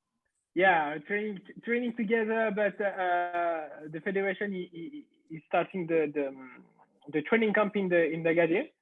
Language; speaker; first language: English; non-native, learner; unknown